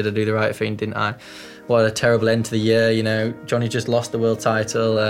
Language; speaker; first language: English; native; English